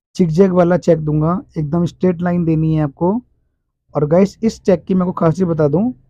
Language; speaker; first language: Hindi; native; Hindi